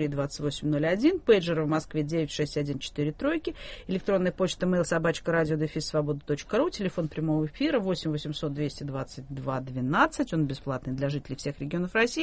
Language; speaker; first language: Russian; native; Russian